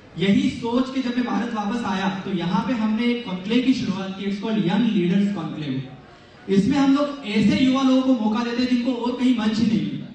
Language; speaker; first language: Hindi; native; Hindi